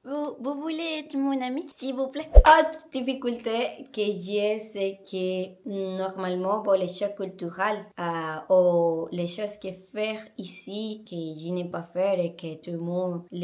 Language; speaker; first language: French; non-native, learner; Spanish